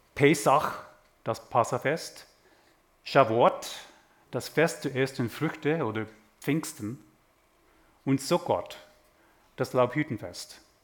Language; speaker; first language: German; non-native, fluent; English